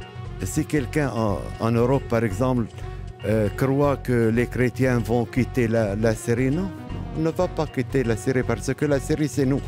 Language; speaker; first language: French; non-native, local second language; Arabic